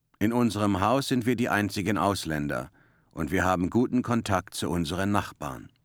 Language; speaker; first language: German; native; German